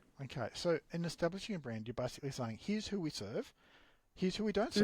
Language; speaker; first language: English; native; English